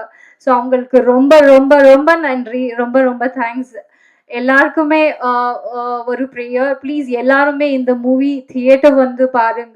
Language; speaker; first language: Tamil; non-native, learner; Kannada